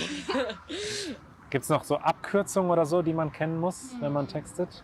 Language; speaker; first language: German; native; German